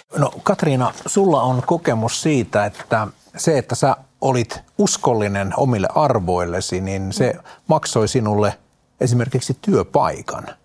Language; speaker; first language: Finnish; native; Finnish